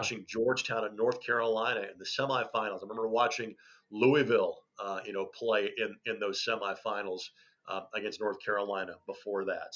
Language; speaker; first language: English; native; English